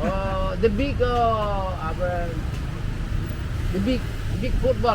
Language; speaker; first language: English; non-native, learner; Indonesian